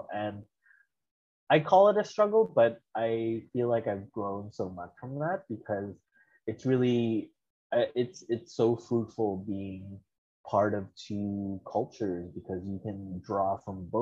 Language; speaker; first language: English; early bilingual, other home language; Filipino